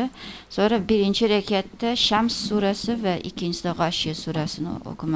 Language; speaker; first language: Turkish; non-native, fluent; Persian